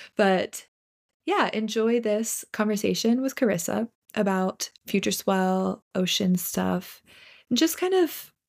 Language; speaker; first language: English; native; English